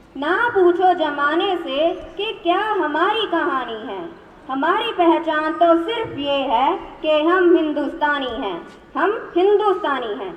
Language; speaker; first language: Hindi; non-native, local second language; Punjabi